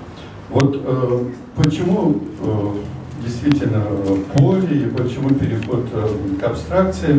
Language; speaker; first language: Russian; native; Russian